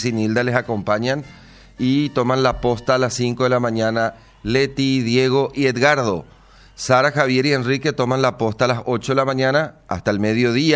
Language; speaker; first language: Spanish; native; Spanish